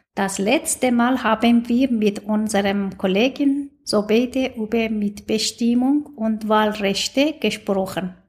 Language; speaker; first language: German; non-native, learner; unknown